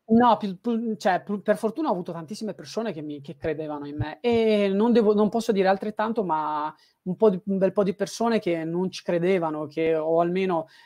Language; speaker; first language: Italian; early bilingual, other home language; Tigrinya